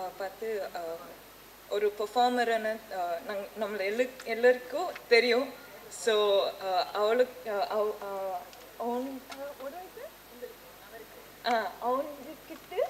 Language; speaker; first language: Tamil; non-native, learner; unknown